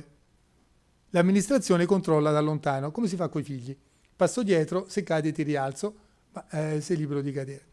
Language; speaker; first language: Italian; native; Italian